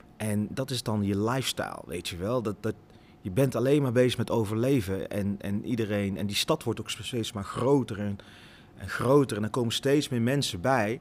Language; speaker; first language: Dutch; early bilingual, other home language; Lingala